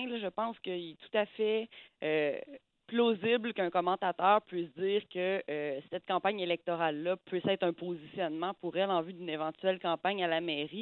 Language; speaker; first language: French; native; French